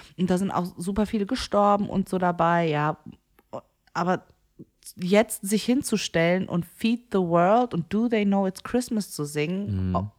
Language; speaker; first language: German; early bilingual, other home language; Korean